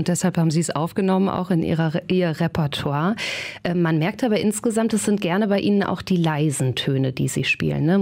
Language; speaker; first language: German; native; German